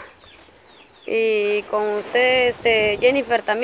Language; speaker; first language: Spanish; native; Spanish